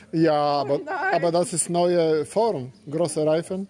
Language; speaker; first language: German; non-native, learner; Polish